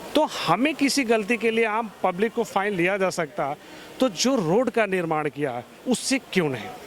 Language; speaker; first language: Hindi; native; Hindi